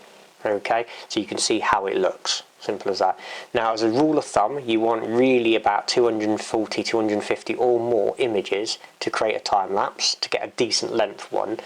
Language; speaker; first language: English; native; English